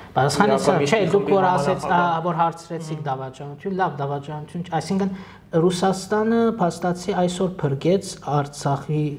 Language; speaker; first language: Armenian; early bilingual, heritage; Armenian